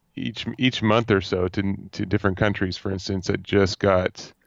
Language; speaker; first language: English; native; English